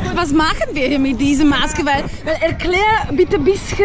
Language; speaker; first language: German; non-native, fluent; Slovak